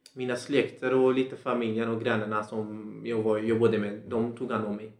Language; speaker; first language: Swedish; non-native, fluent; Central Kurdish